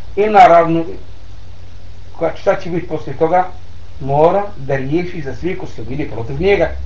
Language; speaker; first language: Bosnian; non-native, learner; Arabic